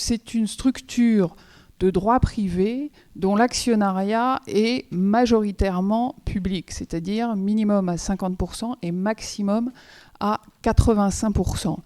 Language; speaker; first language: French; native; French